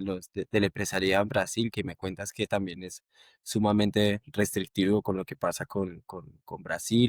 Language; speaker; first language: Spanish; native; Spanish